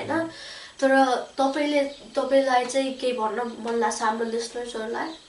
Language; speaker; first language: Nepali; early bilingual, heritage; Nepali